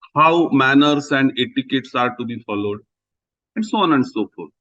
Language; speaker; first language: English; non-native, local second language; Marathi